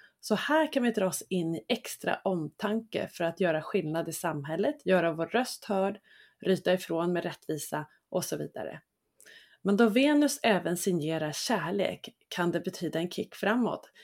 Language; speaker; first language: Swedish; native; Swedish